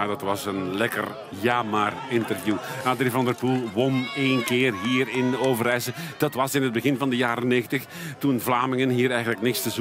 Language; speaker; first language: Dutch; native; Dutch